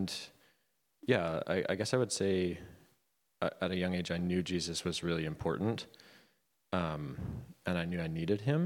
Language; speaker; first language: English; native; English